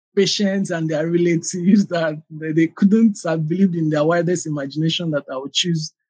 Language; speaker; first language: English; non-native, local second language; Igbo